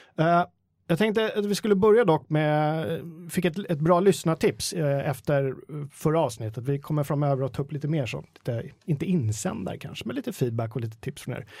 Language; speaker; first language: Swedish; native; Swedish